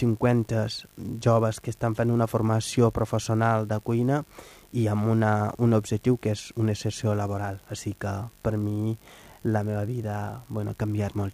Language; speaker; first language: Catalan; non-native, fluent; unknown